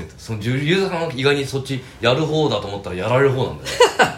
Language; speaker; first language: Japanese; native; Japanese